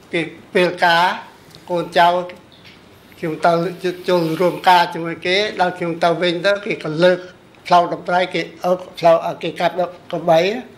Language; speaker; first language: Khmer; native; Khmer